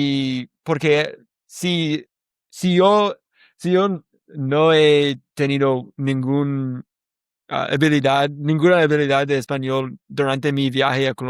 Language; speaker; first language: Spanish; non-native, learner; English